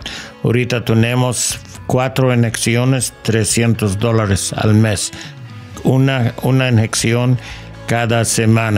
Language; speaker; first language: Spanish; non-native, fluent; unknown